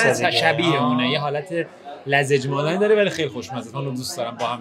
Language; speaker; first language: Persian; native; Persian